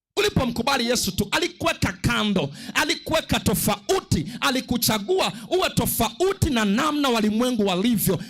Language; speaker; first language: Swahili; non-native, local second language; Luo (Kenya and Tanzania)